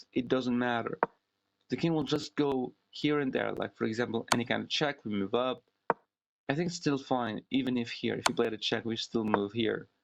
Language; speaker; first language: English; non-native, fluent; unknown